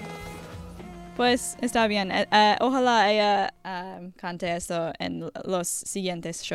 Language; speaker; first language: Spanish; non-native, learner; English